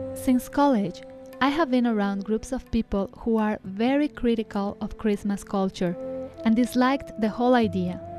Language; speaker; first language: English; non-native, fluent; Spanish